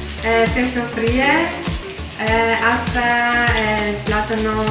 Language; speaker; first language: Spanish; non-native, learner; German